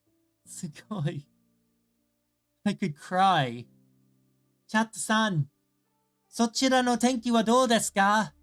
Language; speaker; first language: Japanese; non-native, learner; English